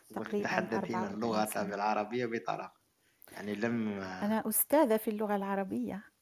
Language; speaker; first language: Arabic; native; Arabic